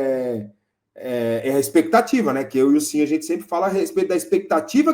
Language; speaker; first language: Portuguese; native; Portuguese